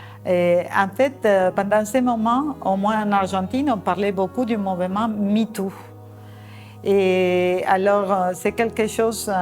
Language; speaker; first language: French; non-native, fluent; Spanish